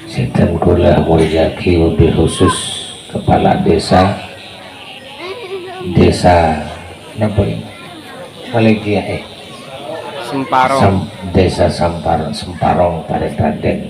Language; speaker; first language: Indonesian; non-native, local second language; Madurese